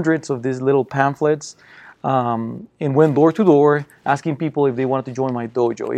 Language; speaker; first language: English; non-native, fluent; Spanish